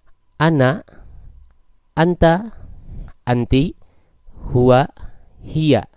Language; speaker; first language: Arabic; non-native, fluent; Indonesian